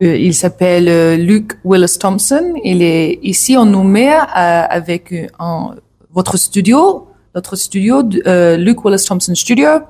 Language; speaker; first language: French; non-native, learner; English